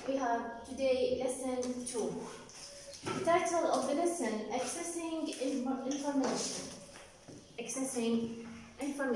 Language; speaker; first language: English; non-native, fluent; Arabic